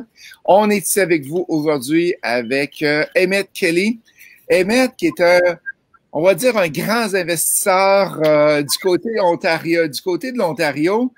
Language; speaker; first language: French; native; French